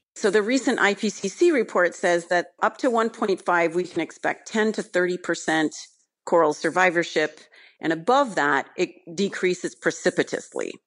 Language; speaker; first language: English; native; English